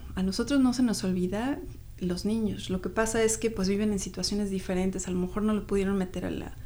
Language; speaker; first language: Spanish; native; Spanish